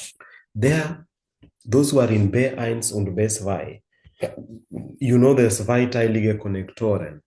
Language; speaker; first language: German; non-native, fluent; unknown